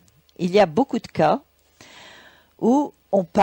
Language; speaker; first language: French; native; French